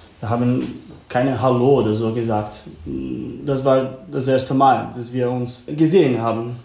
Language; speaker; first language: German; non-native, learner; Portuguese